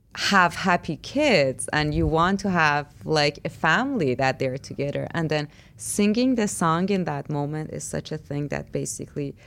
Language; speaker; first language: English; non-native, fluent; Persian